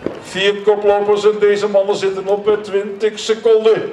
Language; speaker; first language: Dutch; native; Dutch